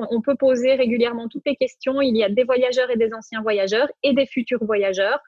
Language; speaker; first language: French; native; French